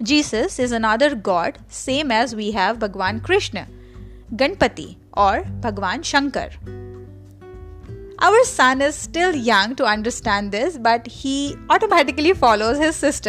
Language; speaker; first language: English; non-native, local second language; Marathi